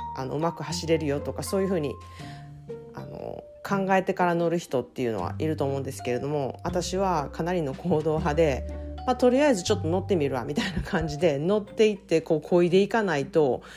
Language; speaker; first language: Japanese; native; Japanese